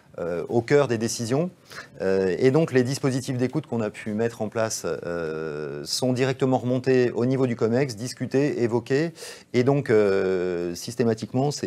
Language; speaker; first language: French; native; French